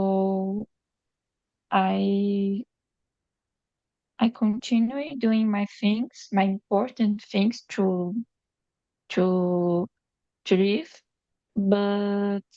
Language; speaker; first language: English; non-native, learner; Portuguese